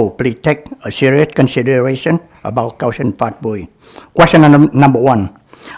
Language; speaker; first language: English; non-native, learner; Vietnamese